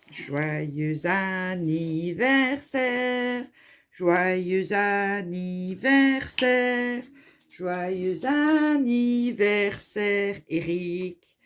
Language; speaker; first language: French; native; French